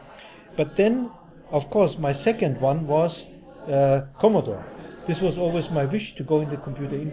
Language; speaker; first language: English; non-native, fluent; German